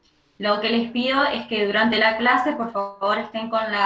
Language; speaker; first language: Spanish; native; Spanish